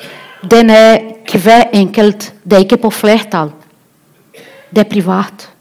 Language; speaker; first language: Norwegian; non-native, learner; Portuguese